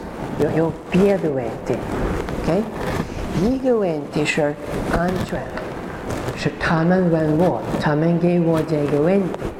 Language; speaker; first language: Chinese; non-native, learner; English